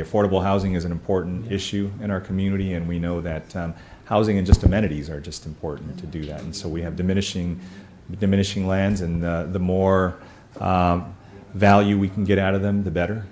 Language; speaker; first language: English; early bilingual, other home language; Spanish